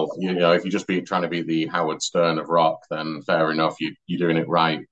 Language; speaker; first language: English; native; English